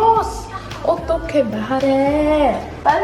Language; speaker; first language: Korean; non-native, learner; English